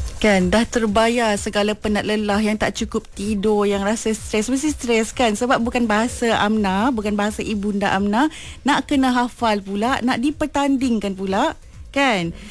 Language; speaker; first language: Malay; native; Malay